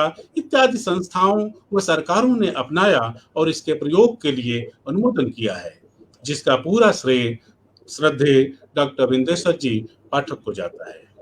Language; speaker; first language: Hindi; native; Hindi